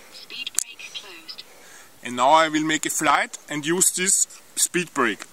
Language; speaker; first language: English; non-native, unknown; German